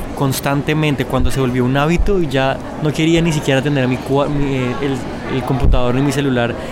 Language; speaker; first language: Spanish; native; Spanish